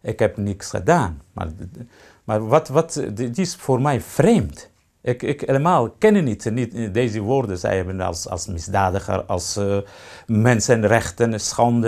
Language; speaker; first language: Dutch; non-native, learner; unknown